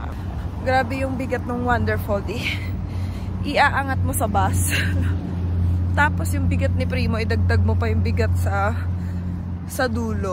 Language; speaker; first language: Filipino; native; Filipino